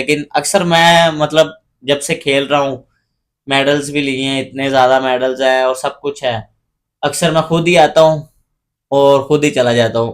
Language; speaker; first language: Urdu; non-native, local second language; Punjabi